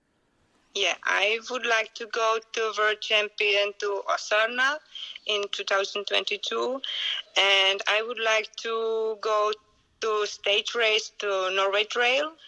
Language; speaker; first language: English; non-native, learner; Czech